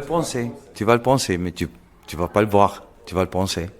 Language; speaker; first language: French; non-native, local second language; Arabic